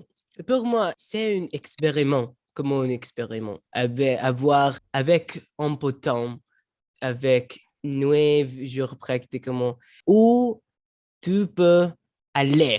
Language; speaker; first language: French; non-native, learner; Arabic